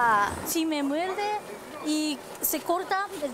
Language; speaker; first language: Spanish; non-native, learner; Japanese